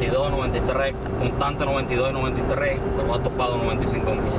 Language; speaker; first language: Spanish; native; Spanish